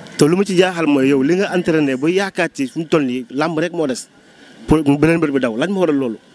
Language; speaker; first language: Wolof; native; Wolof